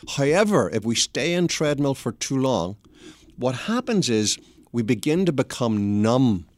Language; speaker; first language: English; native; English